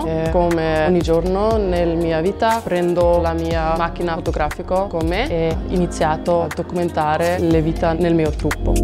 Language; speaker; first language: Italian; non-native, local second language; Swiss German